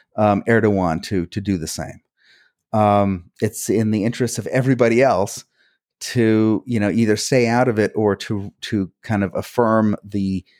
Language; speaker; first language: English; early bilingual, other home language; Hungarian